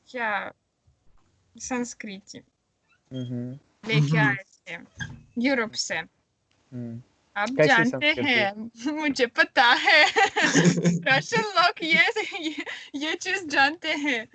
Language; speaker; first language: Hindi; non-native, learner; Russian